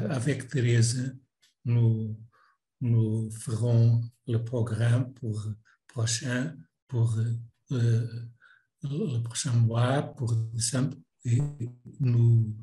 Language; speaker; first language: French; non-native, fluent; Portuguese